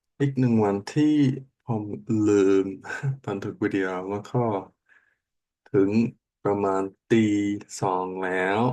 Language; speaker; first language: Thai; non-native, learner; English